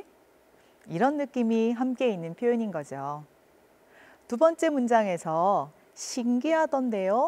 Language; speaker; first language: Korean; native; Korean